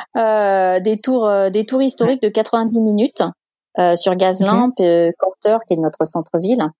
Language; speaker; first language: French; native; French